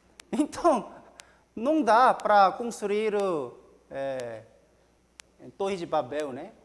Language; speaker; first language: Portuguese; non-native, learner; Korean